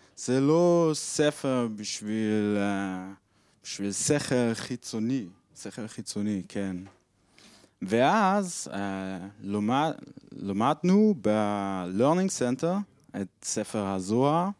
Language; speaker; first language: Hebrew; non-native, learner; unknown